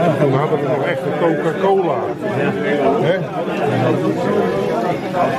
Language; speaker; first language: Dutch; native; Dutch